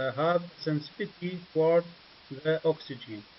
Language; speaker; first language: English; non-native, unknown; Arabic